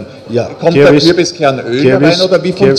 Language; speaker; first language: German; native; German